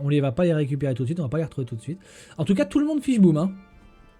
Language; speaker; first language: French; native; French